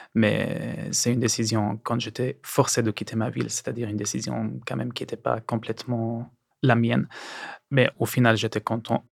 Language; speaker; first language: French; non-native, fluent; Arabic